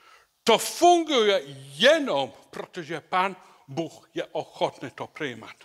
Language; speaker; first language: Czech; non-native, learner; English